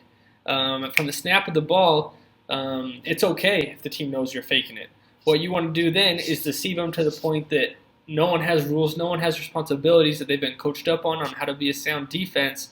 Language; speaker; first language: English; native; English